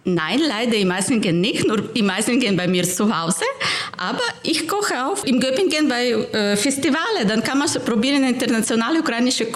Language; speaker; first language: German; non-native, fluent; Ukrainian